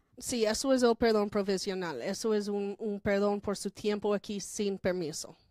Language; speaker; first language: Spanish; non-native, fluent; English